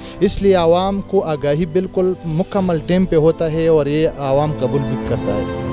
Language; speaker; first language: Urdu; non-native, local second language; Pashto